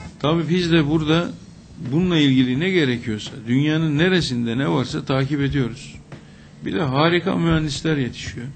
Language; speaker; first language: Turkish; native; Turkish